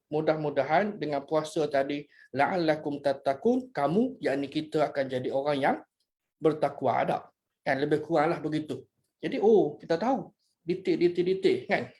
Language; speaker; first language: Malay; native; Malay